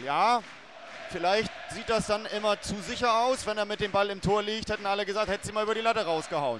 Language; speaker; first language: German; native; German